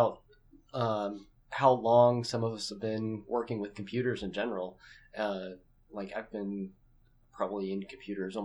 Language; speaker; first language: English; native; English